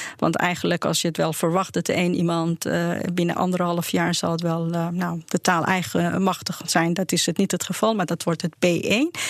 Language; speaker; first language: Dutch; non-native, fluent; Persian